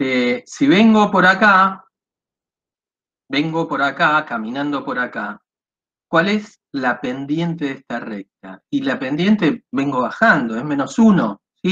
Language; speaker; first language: Spanish; native; Spanish